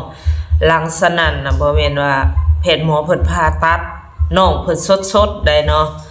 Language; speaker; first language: Thai; non-native, local second language; Lao